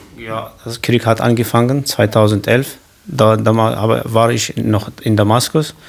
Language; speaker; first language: German; non-native, learner; Kurdish